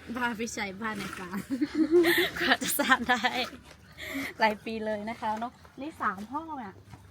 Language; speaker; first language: Thai; non-native, local second language; Lahu